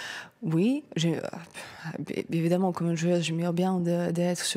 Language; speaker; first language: French; non-native, learner; Russian